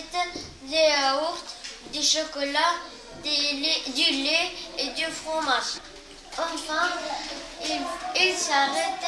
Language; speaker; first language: French; non-native, learner; Arabic